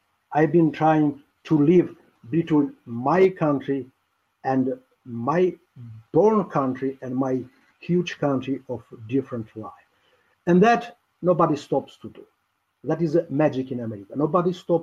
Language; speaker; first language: English; non-native, fluent; Albanian